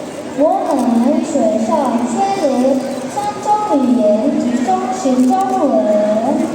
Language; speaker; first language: Chinese; non-native, learner; Indonesian